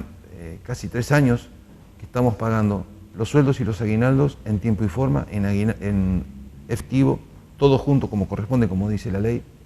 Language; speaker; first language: Spanish; native; Spanish